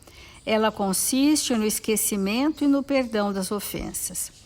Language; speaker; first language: Portuguese; native; Portuguese